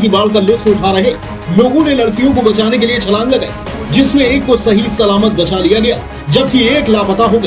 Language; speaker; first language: Hindi; native; Hindi